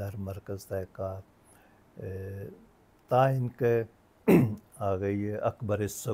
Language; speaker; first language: Persian; non-native, fluent; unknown